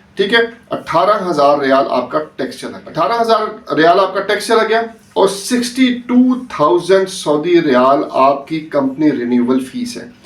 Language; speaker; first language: Urdu; native; Urdu